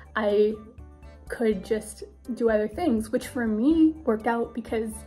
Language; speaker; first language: English; native; English